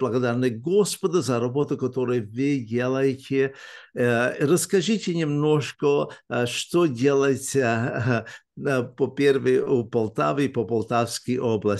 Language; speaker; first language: Russian; early bilingual, heritage; English